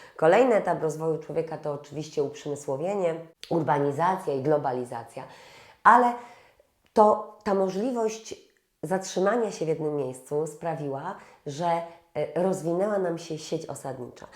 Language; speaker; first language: Polish; native; Polish